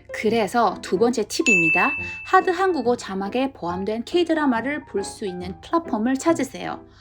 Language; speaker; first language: Korean; non-native, learner; Indonesian